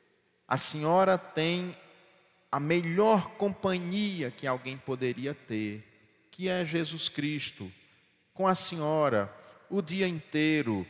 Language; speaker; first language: Portuguese; native; Portuguese